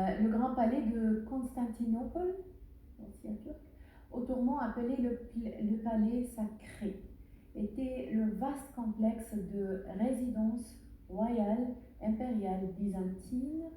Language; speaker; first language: French; non-native, learner; Arabic